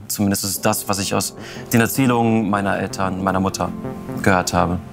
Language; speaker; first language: German; early bilingual, other home language; Russian